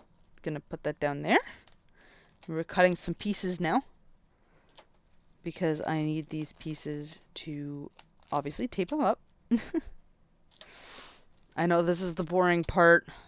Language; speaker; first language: English; native; English